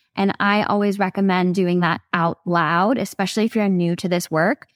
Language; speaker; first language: English; native; English